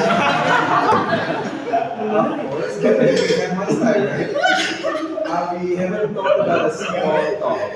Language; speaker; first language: English; non-native, fluent; Indonesian